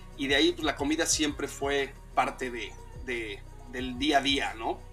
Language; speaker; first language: Spanish; native; Spanish